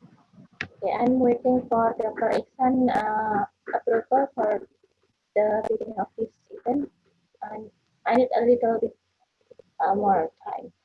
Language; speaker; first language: English; non-native, fluent; Indonesian